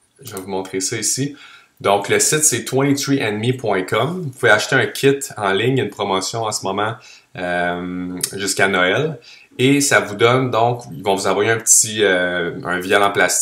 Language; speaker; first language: French; native; French